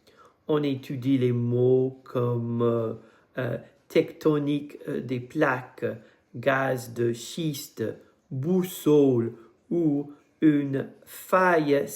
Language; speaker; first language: French; non-native, fluent; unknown